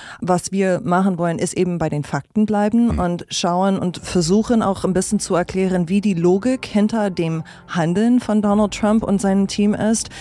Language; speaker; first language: German; non-native, fluent; English